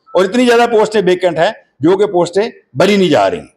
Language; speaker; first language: Hindi; native; Hindi